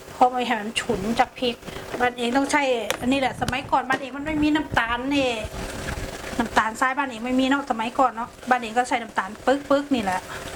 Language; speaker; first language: Thai; native; Thai